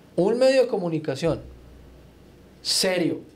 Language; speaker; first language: Spanish; native; Spanish